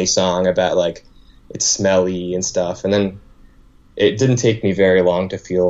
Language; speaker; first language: English; native; English